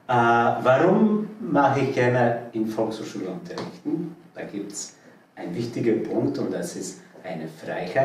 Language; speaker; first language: German; non-native, fluent; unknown